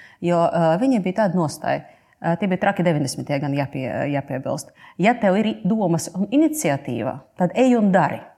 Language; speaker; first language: Latvian; non-native, local second language; Russian